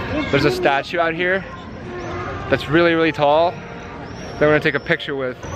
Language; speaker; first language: English; early bilingual, other home language; Russian